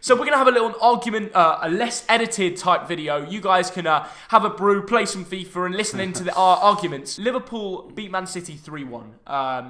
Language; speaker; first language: English; native; English